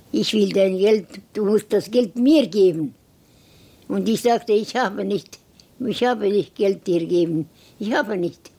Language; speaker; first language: German; non-native, learner; Estonian